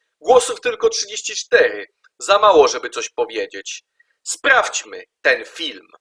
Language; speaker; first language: Polish; native; Polish